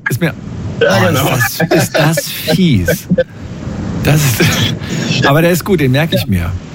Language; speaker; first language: German; native; German